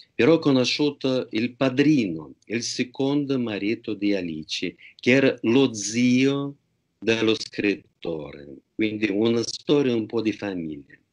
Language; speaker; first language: Italian; non-native, fluent; Russian